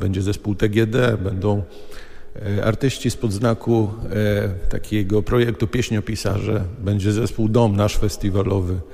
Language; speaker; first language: Polish; native; Polish